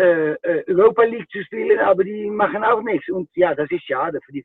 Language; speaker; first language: German; non-native, fluent; Dutch